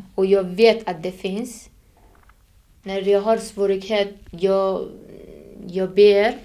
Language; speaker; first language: Swedish; non-native, fluent; Persian